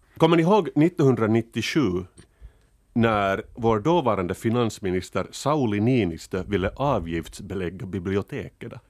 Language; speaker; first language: Swedish; native; Swedish